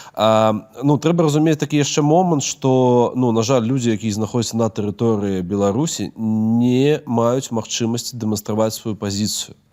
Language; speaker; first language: Belarusian; non-native, local second language; Russian